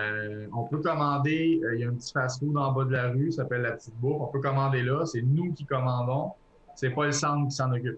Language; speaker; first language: French; native; French